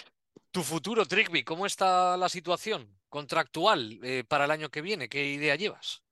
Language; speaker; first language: Spanish; native; Spanish